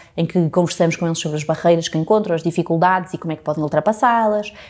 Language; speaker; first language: Portuguese; native; Portuguese